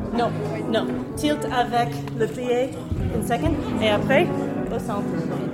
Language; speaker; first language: French; non-native, learner; English